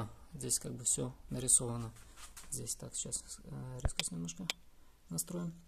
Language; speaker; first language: Russian; native; Russian